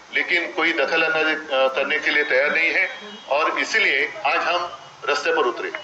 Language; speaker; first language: Hindi; non-native, local second language; Marathi